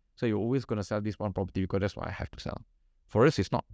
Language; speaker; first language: English; non-native, local second language; Malay